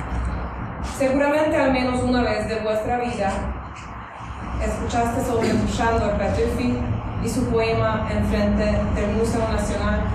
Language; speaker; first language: Spanish; non-native, fluent; Hungarian